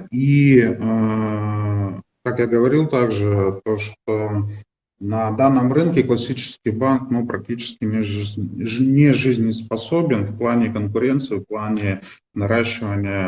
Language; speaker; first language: Russian; native; Russian